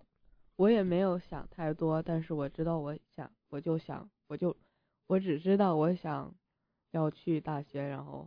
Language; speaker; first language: Chinese; early bilingual, heritage; Chinese